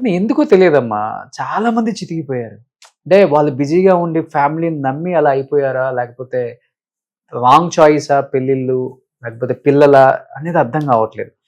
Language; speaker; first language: Telugu; native; Telugu